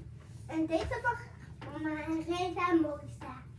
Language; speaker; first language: Dutch; early bilingual, other home language; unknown